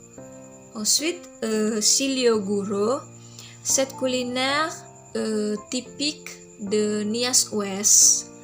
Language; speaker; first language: French; non-native, learner; Indonesian